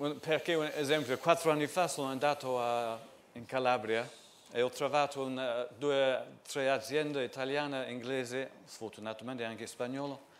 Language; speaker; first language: Italian; non-native, fluent; English